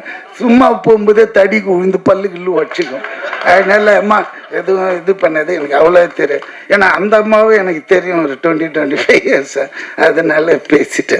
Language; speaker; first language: Tamil; native; Tamil